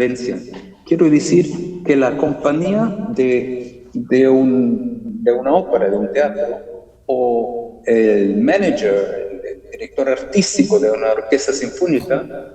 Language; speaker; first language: Spanish; early bilingual, heritage; German